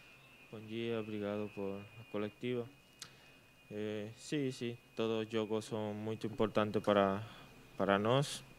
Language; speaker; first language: Portuguese; non-native, learner; Spanish